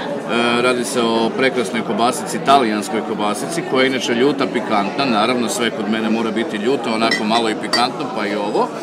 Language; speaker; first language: Croatian; native; Croatian